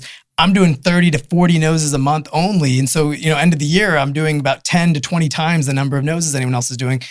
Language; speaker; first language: English; native; English